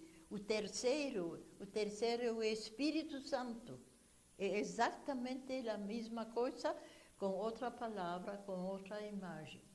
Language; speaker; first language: Portuguese; non-native, fluent; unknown